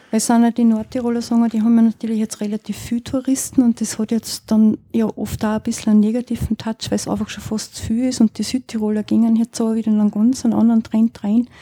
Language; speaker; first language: German; native; German